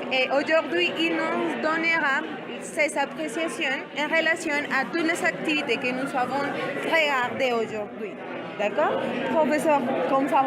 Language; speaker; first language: French; non-native, learner; Spanish